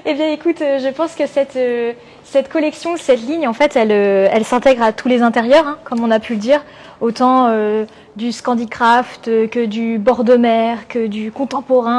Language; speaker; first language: French; native; French